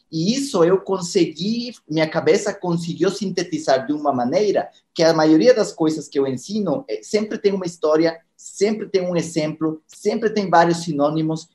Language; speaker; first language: Portuguese; non-native, fluent; Spanish